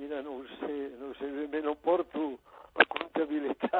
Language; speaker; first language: Catalan; native; Catalan